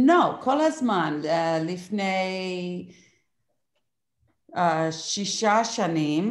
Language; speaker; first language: Hebrew; non-native, learner; English